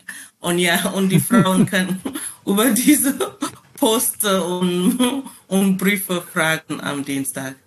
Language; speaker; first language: German; non-native, learner; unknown